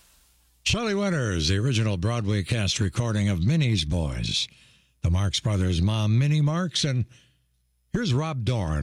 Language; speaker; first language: English; native; English